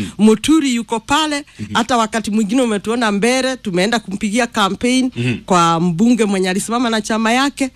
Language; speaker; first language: Swahili; non-native, local second language; Kikuyu